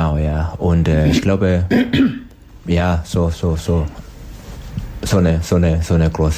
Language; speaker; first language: German; non-native, learner; Swahili